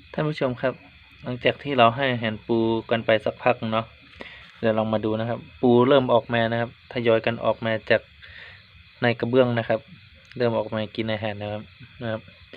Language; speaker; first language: Thai; native; Thai